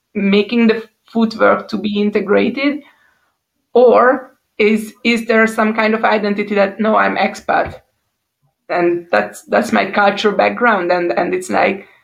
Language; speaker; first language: English; non-native, fluent; Hungarian